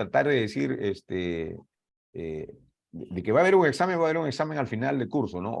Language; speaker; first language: Spanish; native; Spanish